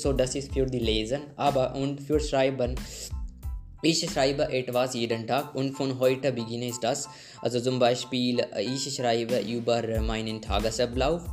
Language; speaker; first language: German; non-native, learner; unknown